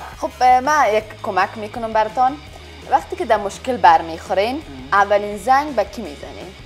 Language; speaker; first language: Persian; native; Persian